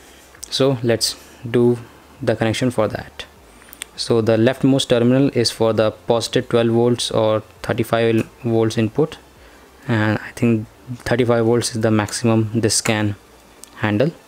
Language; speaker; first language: English; non-native, local second language; Hindi